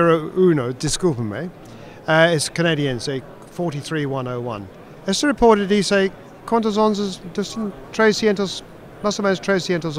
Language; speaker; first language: Spanish; non-native, fluent; English